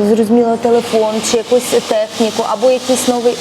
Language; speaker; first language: Ukrainian; native; Ukrainian